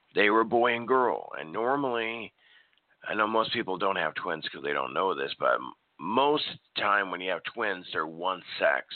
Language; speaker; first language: English; native; English